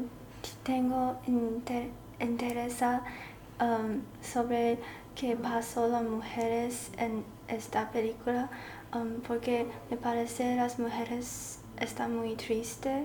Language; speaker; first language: Spanish; non-native, learner; Chinese